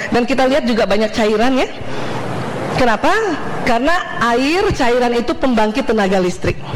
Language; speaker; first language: Indonesian; native; Indonesian